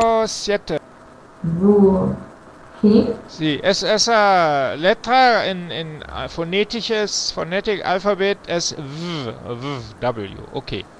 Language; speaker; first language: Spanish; non-native, learner; German